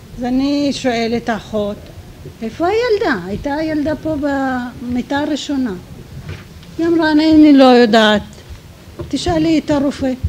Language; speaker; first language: Hebrew; non-native, fluent; Arabic